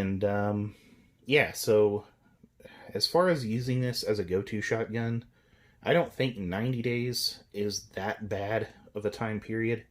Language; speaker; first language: English; native; English